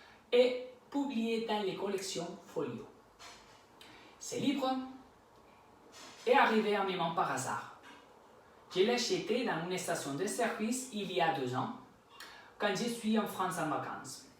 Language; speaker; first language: French; non-native, learner; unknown